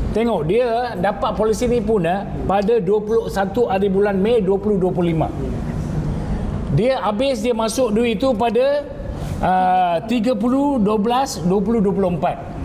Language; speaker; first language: Malay; non-native, local second language; Tamil